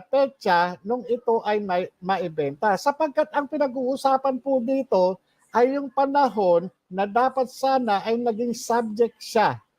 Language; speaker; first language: Filipino; native; Filipino